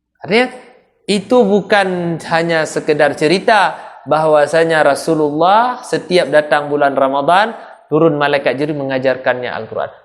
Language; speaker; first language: Malay; non-native, local second language; Achinese